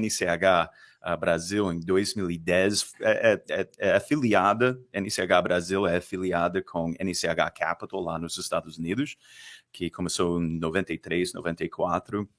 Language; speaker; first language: Portuguese; non-native, fluent; English